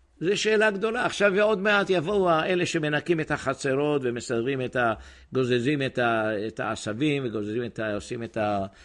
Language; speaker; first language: Hebrew; native; Hebrew